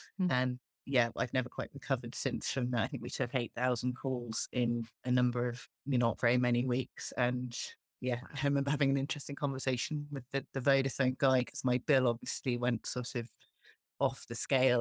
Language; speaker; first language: English; native; English